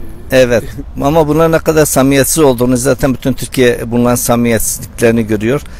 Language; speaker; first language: Turkish; non-native, local second language; Kurdish